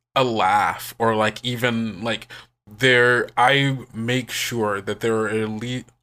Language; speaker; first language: English; native; English